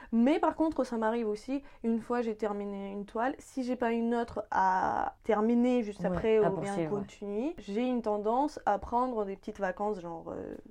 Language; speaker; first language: French; non-native, fluent; Ukrainian